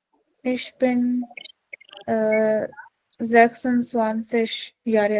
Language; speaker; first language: German; non-native, learner; Urdu